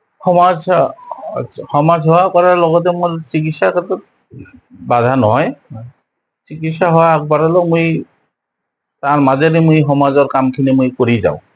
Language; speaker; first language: Assamese; non-native, local second language; Bangla